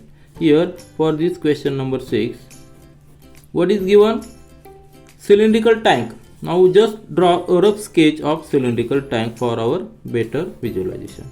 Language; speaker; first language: English; non-native, local second language; Marathi